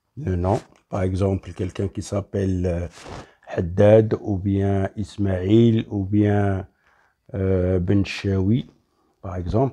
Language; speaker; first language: French; non-native, local second language; Arabic